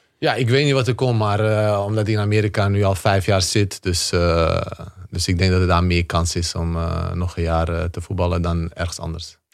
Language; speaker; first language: Dutch; early bilingual, other home language; Bosnian